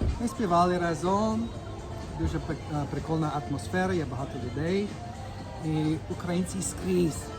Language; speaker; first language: Ukrainian; non-native, learner; English